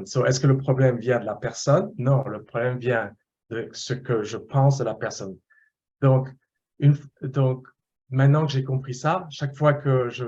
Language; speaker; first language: French; non-native, fluent; English